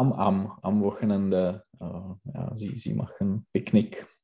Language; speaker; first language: German; non-native, learner; Czech